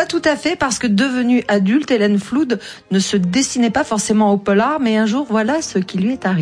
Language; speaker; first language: French; native; French